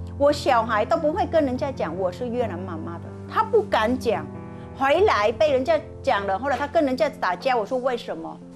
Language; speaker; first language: Chinese; non-native, fluent; Vietnamese